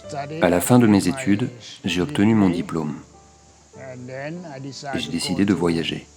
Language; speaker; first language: French; non-native, learner; Thai